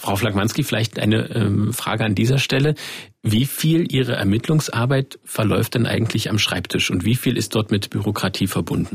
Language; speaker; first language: German; native; German